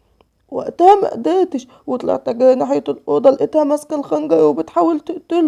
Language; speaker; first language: Arabic; native; Arabic